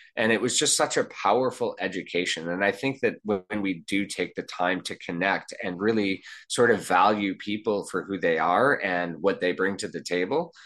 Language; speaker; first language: English; native; English